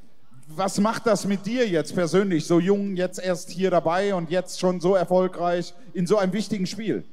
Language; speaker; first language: German; native; German